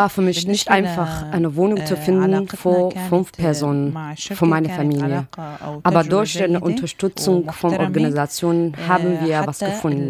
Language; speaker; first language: German; non-native, learner; Arabic